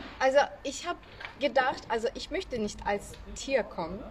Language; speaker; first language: German; non-native, learner; Turkish